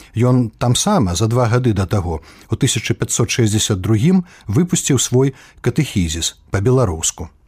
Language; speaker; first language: Belarusian; native; Belarusian